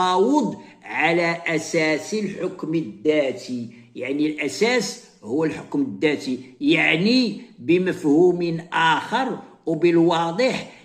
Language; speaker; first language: Arabic; native; Arabic